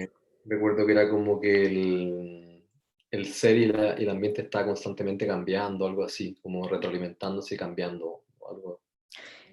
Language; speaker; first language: Spanish; native; Spanish